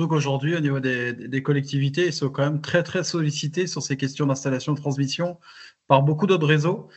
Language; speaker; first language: French; native; French